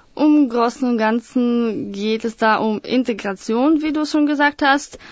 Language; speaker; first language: German; non-native, fluent; Russian